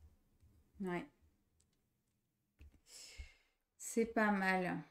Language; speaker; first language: French; native; French